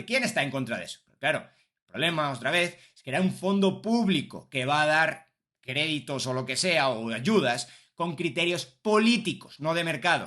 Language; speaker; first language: Spanish; native; Spanish